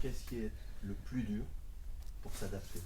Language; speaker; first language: French; native; French